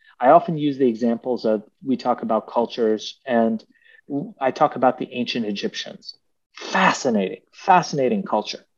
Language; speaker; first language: English; early bilingual, other home language; Persian